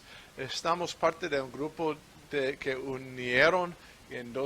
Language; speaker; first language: Spanish; non-native, fluent; English